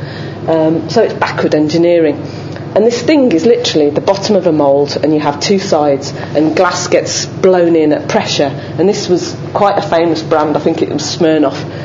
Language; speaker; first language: English; native; English